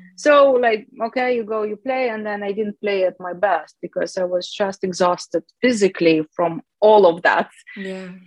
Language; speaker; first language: English; non-native, fluent; Russian